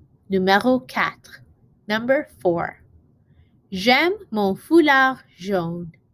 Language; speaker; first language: French; non-native, learner; English